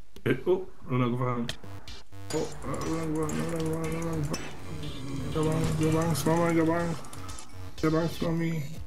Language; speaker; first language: German; native; German